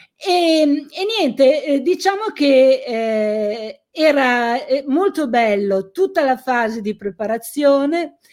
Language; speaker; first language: Italian; native; Italian